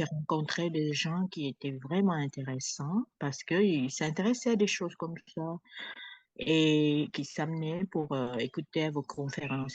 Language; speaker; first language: French; non-native, fluent; Khmer